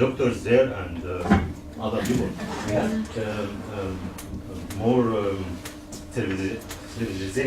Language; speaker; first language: English; non-native, learner; Arabic